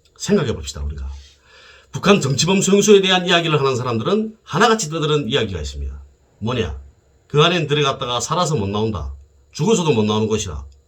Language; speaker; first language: Korean; native; Korean